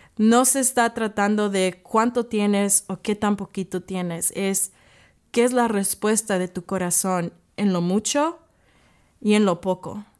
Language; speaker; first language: Spanish; early bilingual, heritage; English